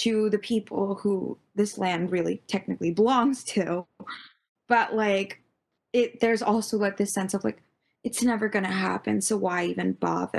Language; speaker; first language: English; early bilingual, other home language; Tamil